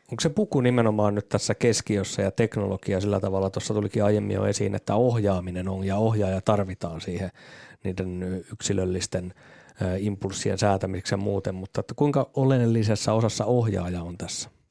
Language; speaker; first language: Finnish; native; Finnish